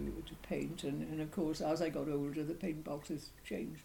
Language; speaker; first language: English; native; English